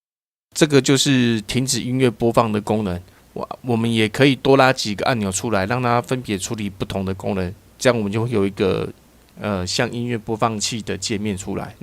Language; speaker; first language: Chinese; native; Chinese